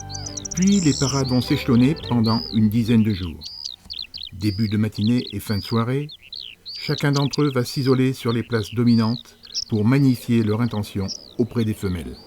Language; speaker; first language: French; native; French